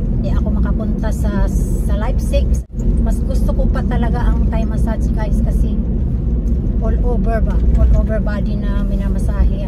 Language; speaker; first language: Filipino; native; Filipino